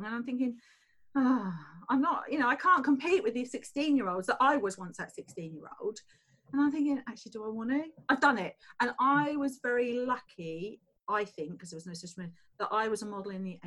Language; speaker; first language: English; native; English